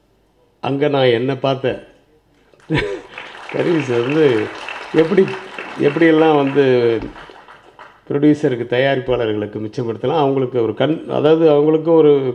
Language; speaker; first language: Tamil; native; Tamil